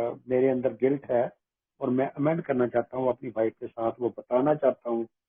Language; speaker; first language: Hindi; native; Hindi